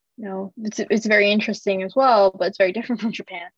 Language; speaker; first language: English; early bilingual, other home language; Japanese